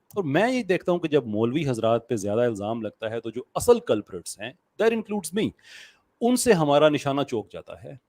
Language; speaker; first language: Urdu; native; Urdu